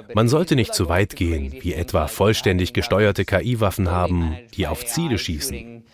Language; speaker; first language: German; non-native, fluent; French